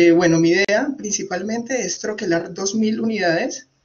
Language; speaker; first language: Spanish; native; Spanish